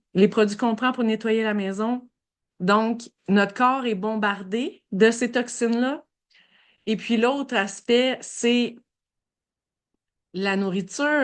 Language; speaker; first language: French; native; French